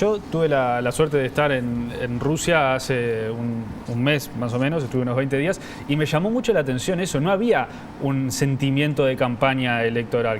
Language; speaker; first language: Spanish; native; Spanish